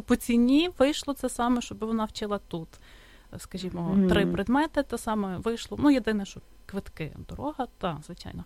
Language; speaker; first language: Ukrainian; native; Ukrainian